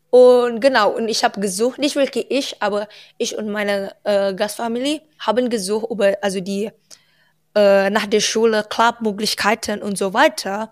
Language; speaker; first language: German; non-native, learner; Indonesian